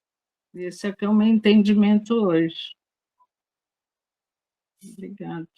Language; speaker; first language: Portuguese; native; Portuguese